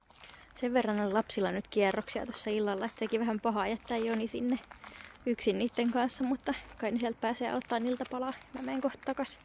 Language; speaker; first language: Finnish; native; Finnish